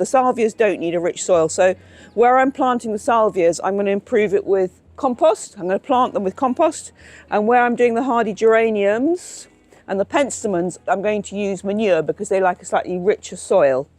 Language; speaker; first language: English; native; English